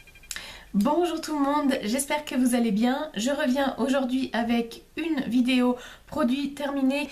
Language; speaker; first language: French; native; French